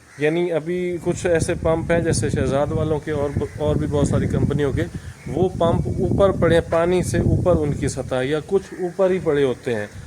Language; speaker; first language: Urdu; non-native, local second language; Punjabi